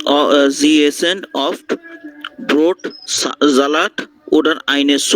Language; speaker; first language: German; non-native, learner; Bangla